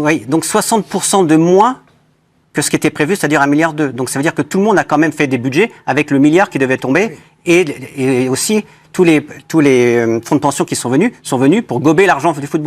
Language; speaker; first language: French; native; French